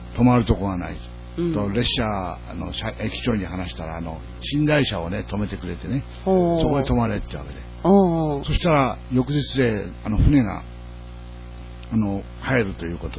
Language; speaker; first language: Japanese; native; Japanese